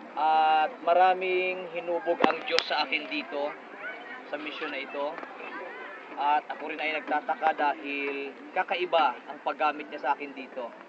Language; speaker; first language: Filipino; native; Filipino